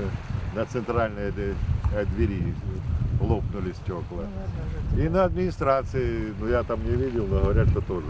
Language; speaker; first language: Russian; native; Russian